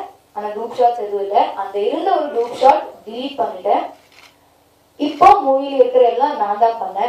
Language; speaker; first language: Tamil; non-native, learner; Malayalam